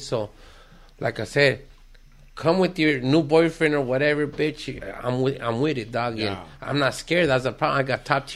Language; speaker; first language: English; early bilingual, other home language; Spanish